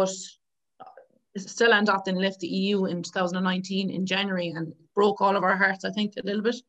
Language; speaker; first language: English; native; English